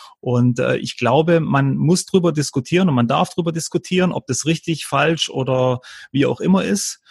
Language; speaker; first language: German; early bilingual, other home language; Croatian